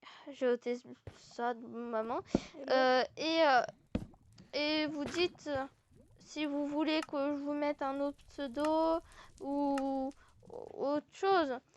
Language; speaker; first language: French; native; French